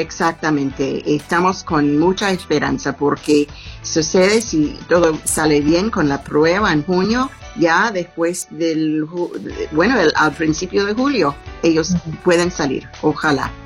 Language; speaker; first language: Spanish; non-native, learner; English